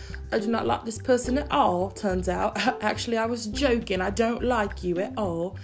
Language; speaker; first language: English; native; English